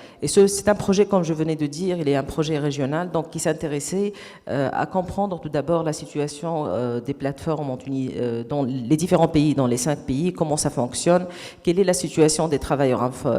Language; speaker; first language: French; non-native, local second language; Arabic